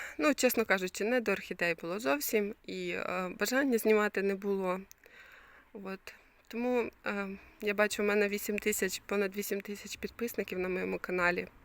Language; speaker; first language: Ukrainian; native; Ukrainian